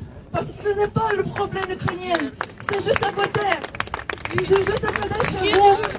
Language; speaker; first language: French; non-native, learner; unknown